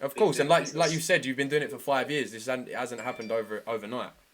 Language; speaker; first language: English; native; English